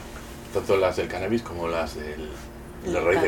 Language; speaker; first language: Spanish; native; Spanish